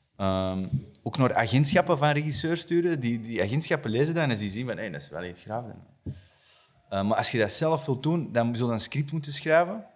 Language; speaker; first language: Dutch; native; Dutch